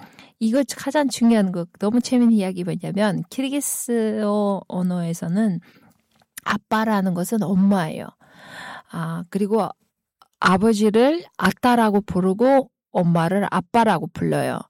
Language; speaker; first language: Korean; non-native, fluent; Kyrgyz